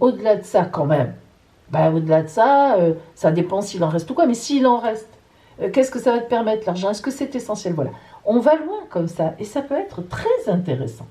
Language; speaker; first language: French; native; French